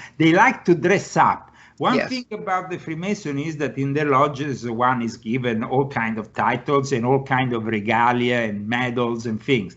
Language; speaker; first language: English; non-native, fluent; Italian